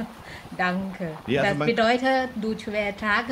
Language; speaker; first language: German; non-native, learner; Thai